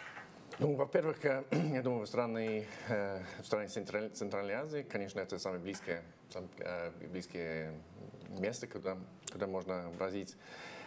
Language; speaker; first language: Russian; non-native, fluent; English